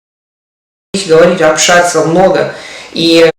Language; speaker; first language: Russian; non-native, fluent; Italian